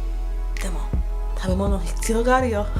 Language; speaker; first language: Japanese; non-native, learner; English